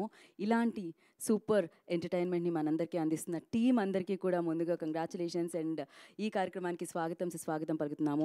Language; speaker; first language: Telugu; native; Telugu